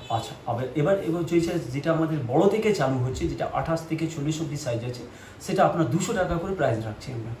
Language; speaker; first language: Bangla; non-native, local second language; Hindi